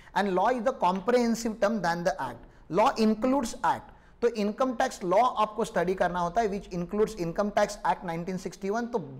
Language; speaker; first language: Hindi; non-native, local second language; Marathi